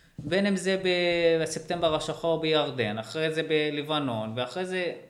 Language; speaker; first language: Hebrew; non-native, local second language; Arabic